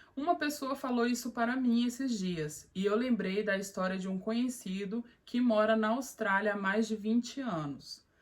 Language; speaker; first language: Portuguese; native; Portuguese